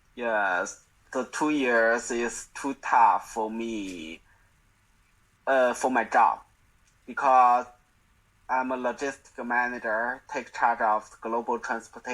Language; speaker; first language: English; non-native, learner; Chinese